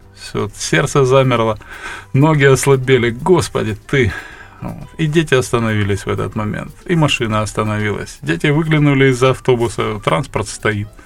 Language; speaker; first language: Russian; native; Russian